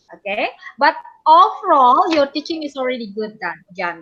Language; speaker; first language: English; non-native, fluent; Indonesian